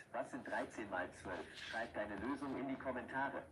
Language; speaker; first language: German; native; German